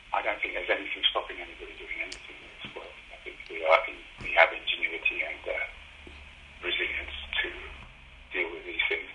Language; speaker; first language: English; native; English